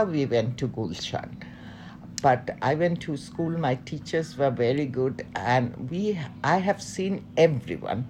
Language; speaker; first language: English; non-native, local second language; Bangla